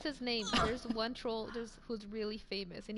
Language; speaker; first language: English; native; English